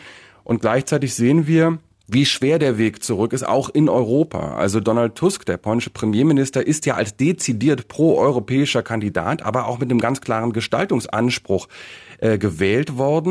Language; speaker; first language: German; native; German